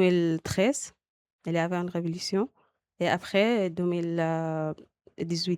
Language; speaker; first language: French; non-native, local second language; Arabic